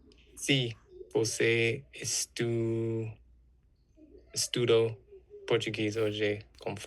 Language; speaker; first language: Portuguese; non-native, learner; English